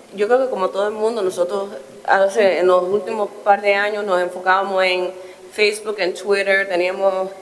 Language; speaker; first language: Spanish; early bilingual, heritage; Spanish